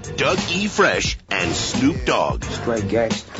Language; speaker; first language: English; native; English